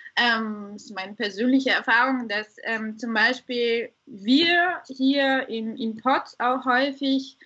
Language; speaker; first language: German; non-native, fluent; Bulgarian